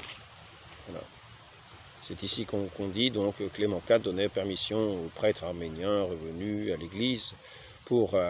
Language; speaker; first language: French; native; French